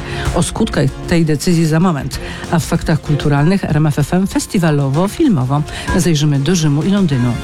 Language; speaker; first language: Polish; native; Polish